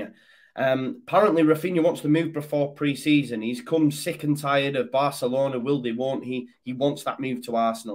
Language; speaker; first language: English; native; English